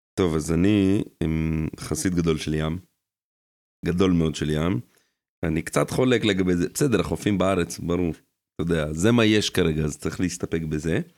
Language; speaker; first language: Hebrew; early bilingual, other home language; Russian